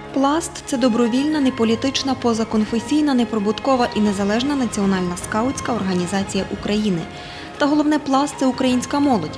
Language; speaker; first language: Ukrainian; native; Ukrainian